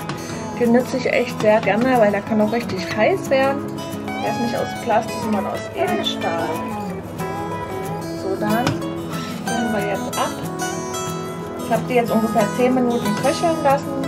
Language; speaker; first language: German; native; German